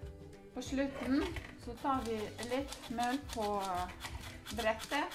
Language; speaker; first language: Norwegian; non-native, learner; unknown